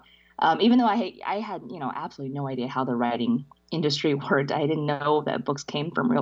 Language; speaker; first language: English; early bilingual, other home language; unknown